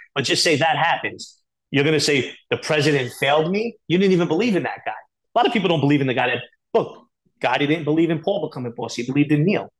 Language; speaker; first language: English; native; English